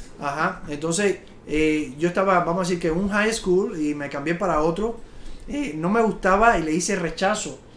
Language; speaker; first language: Spanish; native; Spanish